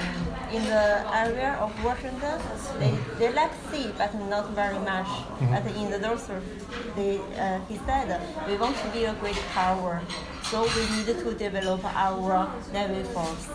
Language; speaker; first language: English; non-native, learner; Chinese